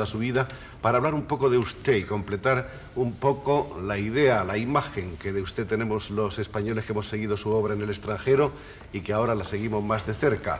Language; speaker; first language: Spanish; native; Spanish